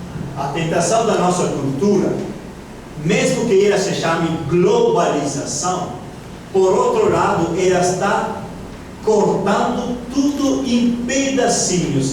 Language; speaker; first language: Portuguese; non-native, fluent; Italian